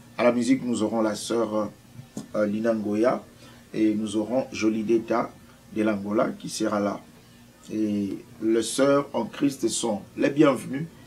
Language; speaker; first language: French; non-native, local second language; Lingala